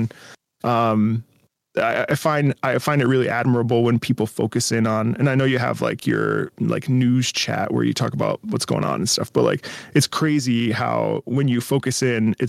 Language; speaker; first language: English; early bilingual, other home language; Italian